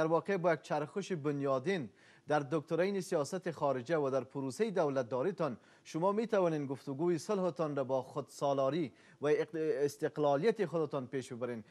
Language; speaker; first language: Persian; native; Persian